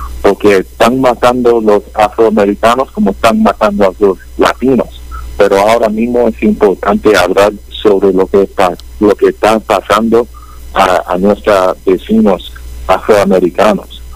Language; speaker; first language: Spanish; early bilingual, heritage; Spanish